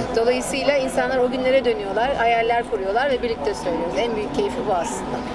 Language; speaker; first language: Turkish; native; Turkish